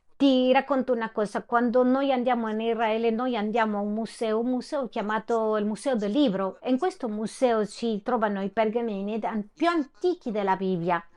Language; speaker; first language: Italian; non-native, fluent; Spanish